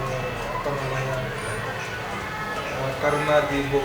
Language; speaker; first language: Indonesian; non-native, learner; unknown